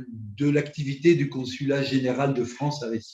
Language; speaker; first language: French; native; French